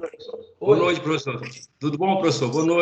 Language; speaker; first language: Portuguese; native; Portuguese